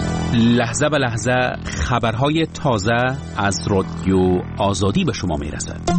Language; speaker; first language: Persian; native; Persian